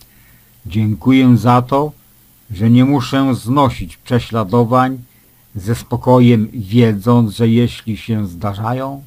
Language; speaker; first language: Polish; native; Polish